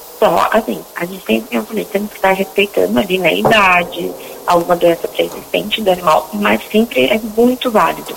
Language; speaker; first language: Portuguese; native; Portuguese